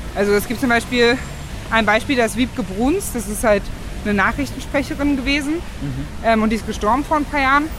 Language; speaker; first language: German; native; German